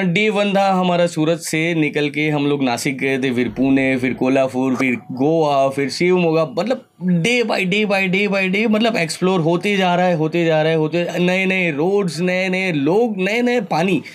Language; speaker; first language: Hindi; non-native, local second language; Gujarati